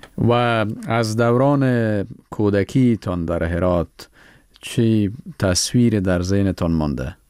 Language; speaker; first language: Persian; native; Persian